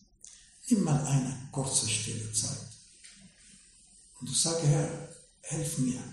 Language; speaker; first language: German; non-native, fluent; Arabic